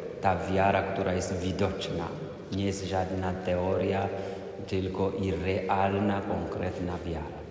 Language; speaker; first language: Polish; non-native, fluent; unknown